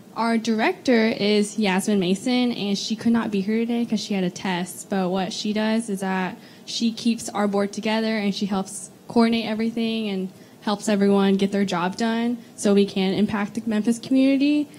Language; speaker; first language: English; native; English